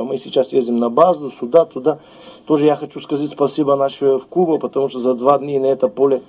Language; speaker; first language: Russian; non-native, learner; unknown